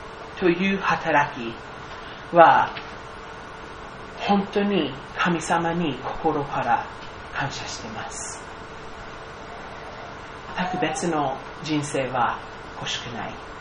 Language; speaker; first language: Japanese; non-native, fluent; English